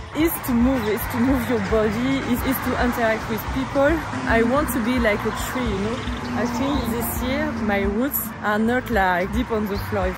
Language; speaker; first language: English; non-native, fluent; French